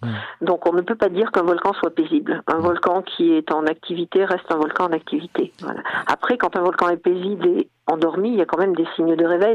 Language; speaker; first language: French; native; French